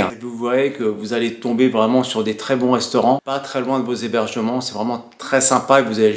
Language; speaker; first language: French; native; French